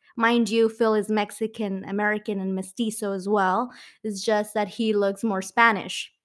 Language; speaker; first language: English; non-native, fluent; Spanish